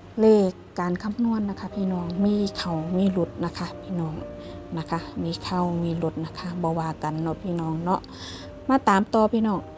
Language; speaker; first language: Thai; non-native, local second language; Northeastern Thai